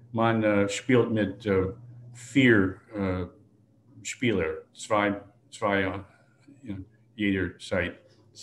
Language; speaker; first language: German; non-native, learner; English